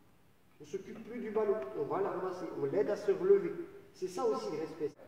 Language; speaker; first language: French; native; French